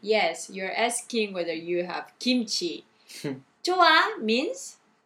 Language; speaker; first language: English; non-native, fluent; Korean